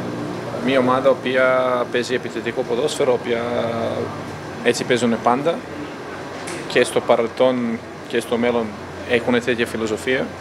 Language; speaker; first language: Greek; non-native, fluent; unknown